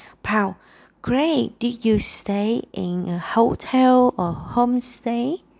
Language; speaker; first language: English; non-native, fluent; Vietnamese